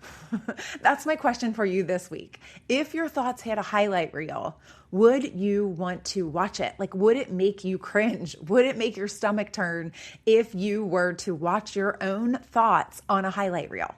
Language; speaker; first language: English; native; English